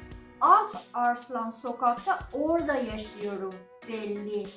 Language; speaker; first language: Turkish; non-native, learner; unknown